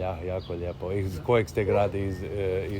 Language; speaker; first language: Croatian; early bilingual, heritage; English